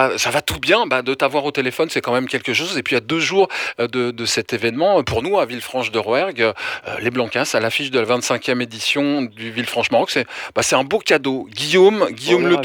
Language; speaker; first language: French; native; French